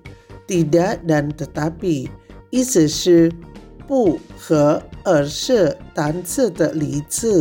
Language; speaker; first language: Chinese; non-native, fluent; Indonesian